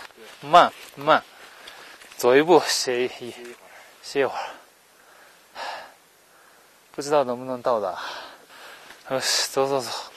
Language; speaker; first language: Chinese; non-native, fluent; Japanese